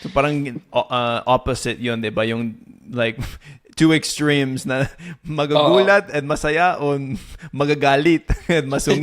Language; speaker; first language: Filipino; non-native, fluent; English